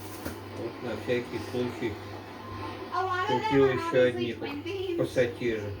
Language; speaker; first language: Russian; native; Russian